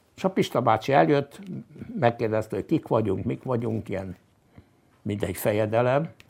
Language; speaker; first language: Hungarian; native; Hungarian